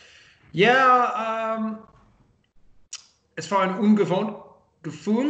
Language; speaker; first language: German; non-native, learner; English